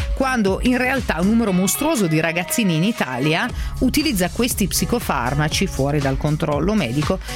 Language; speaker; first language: Italian; native; Italian